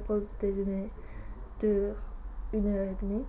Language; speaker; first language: French; non-native, learner; English